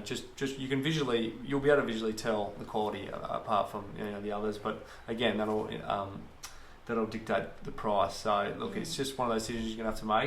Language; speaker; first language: English; native; English